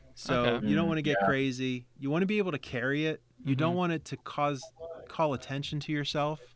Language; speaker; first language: English; native; English